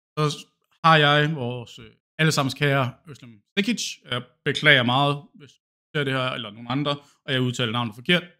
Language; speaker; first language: Danish; native; Danish